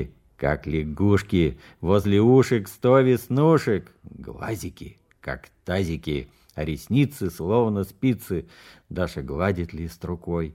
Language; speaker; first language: Russian; native; Russian